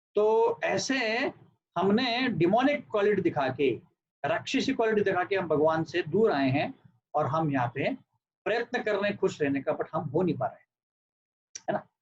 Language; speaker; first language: Hindi; non-native, local second language; Marathi